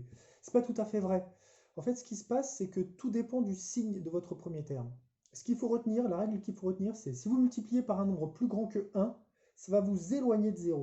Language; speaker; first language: French; native; French